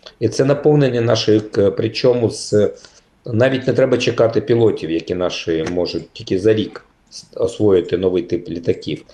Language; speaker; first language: Ukrainian; native; Ukrainian